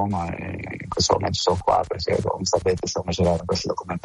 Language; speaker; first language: Italian; non-native, fluent; Portuguese